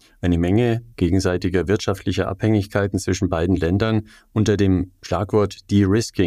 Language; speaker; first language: German; native; German